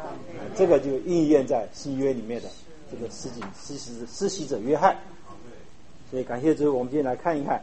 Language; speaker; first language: Chinese; native; Chinese